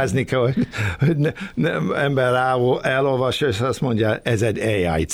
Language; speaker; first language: Hungarian; early bilingual, other home language; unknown